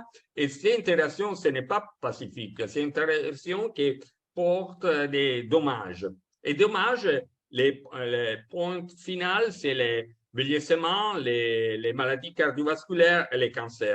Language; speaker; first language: French; non-native, fluent; Italian